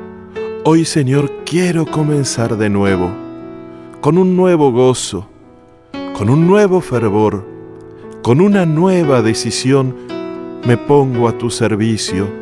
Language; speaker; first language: Spanish; native; Spanish